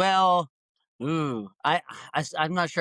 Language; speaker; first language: English; native; English